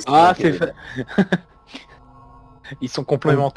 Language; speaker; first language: French; native; French